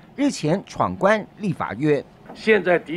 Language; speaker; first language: Chinese; native; Chinese